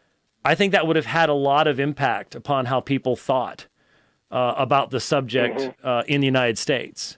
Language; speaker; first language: English; native; English